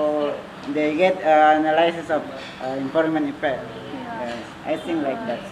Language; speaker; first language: English; non-native, learner; Indonesian